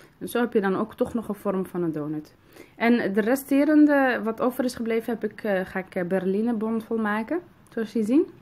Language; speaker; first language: Dutch; early bilingual, other home language; Arabic